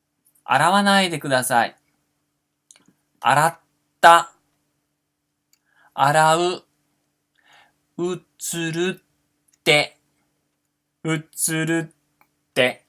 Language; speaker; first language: Japanese; non-native, fluent; Portuguese